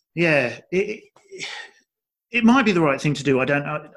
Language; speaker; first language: English; native; English